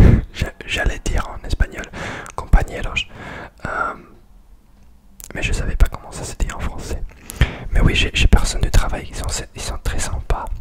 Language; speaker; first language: French; non-native, learner; English